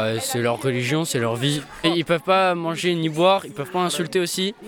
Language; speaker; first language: French; non-native, learner; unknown